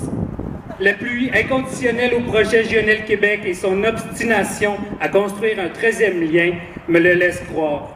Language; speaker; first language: French; native; French